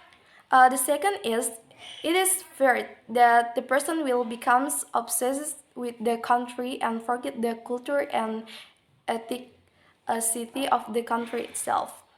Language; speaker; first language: English; non-native, learner; Indonesian